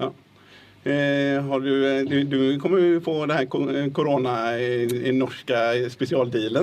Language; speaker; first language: Swedish; native; Swedish